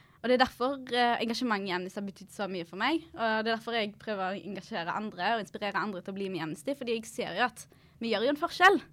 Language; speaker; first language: Norwegian; early bilingual, other home language; Arabic